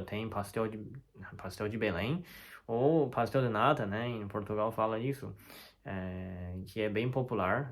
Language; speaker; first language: Portuguese; non-native, fluent; Chinese